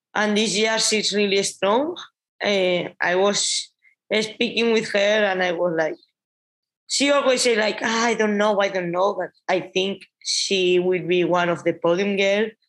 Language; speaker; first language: English; non-native, learner; Spanish